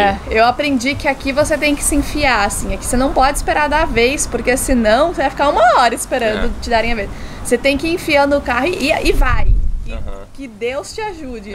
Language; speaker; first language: Portuguese; native; Portuguese